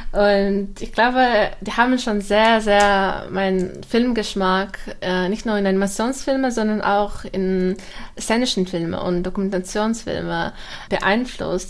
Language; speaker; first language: German; non-native, fluent; Russian